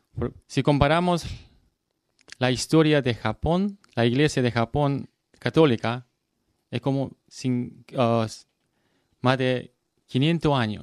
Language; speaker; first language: Spanish; non-native, learner; Korean